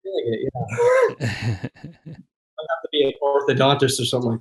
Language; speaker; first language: English; native; English